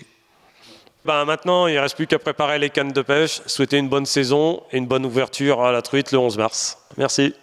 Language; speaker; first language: French; native; French